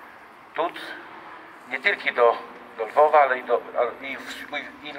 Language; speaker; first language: Polish; non-native, learner; Ukrainian